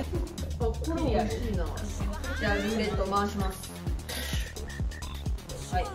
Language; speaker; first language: Japanese; native; Japanese